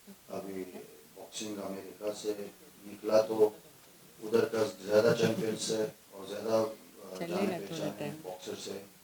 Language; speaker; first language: Hindi; non-native, fluent; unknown